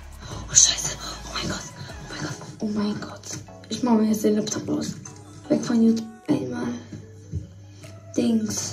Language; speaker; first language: German; early bilingual, other home language; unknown